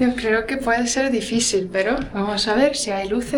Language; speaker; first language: Spanish; non-native, fluent; Estonian